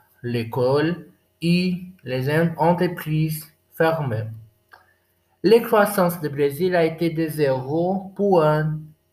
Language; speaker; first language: French; non-native, learner; Portuguese